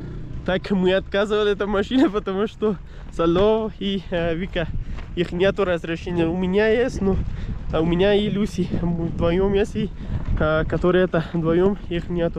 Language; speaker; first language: Russian; non-native, learner; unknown